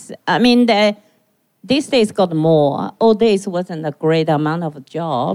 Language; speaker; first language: English; non-native, learner; Chinese